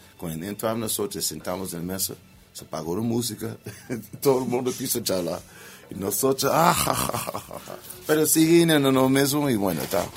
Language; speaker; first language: Spanish; non-native, learner; English